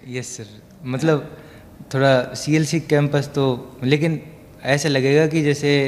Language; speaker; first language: Hindi; native; Hindi